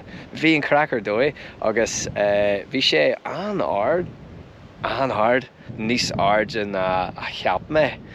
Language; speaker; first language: Irish; non-native, local second language; English